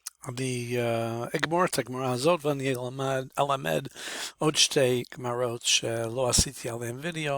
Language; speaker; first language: Hebrew; non-native, fluent; English